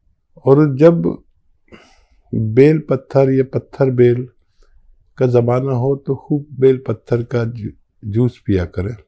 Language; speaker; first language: Hindi; native; Hindi